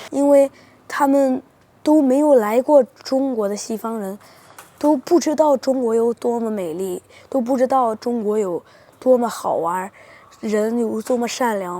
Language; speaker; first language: Chinese; early bilingual, heritage; Spanish